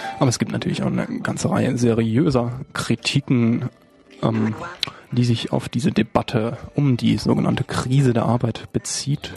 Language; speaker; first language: German; native; German